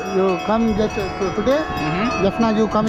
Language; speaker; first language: English; non-native, learner; Tamil